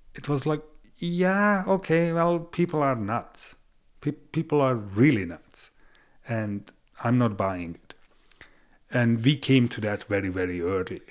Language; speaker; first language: English; non-native, fluent; Hungarian